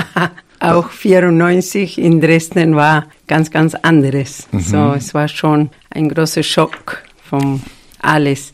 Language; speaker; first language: German; non-native, fluent; Spanish